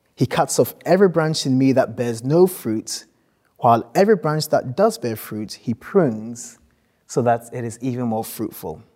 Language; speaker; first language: English; non-native, local second language; Akan